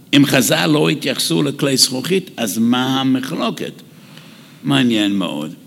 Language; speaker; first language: Hebrew; non-native, fluent; English